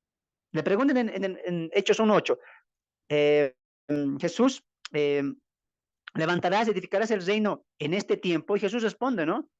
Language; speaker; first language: Spanish; native; Spanish